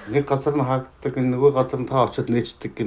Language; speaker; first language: Mongolian; native; Mongolian